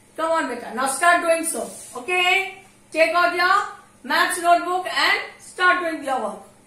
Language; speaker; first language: English; non-native, local second language; Hindi